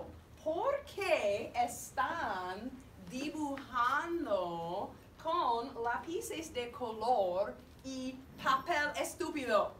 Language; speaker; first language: Spanish; non-native, fluent; English